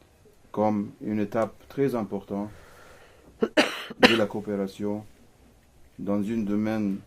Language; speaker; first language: French; non-native, fluent; Arabic